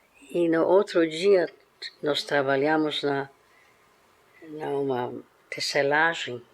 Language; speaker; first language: Portuguese; non-native, fluent; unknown